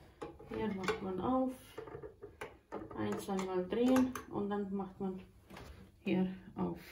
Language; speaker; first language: German; non-native, fluent; Croatian